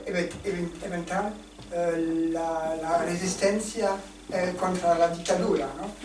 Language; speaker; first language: Spanish; non-native, learner; German